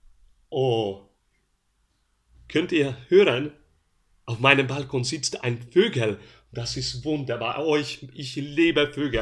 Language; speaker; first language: German; non-native, learner; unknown